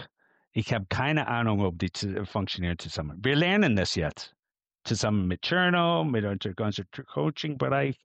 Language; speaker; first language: German; non-native, fluent; English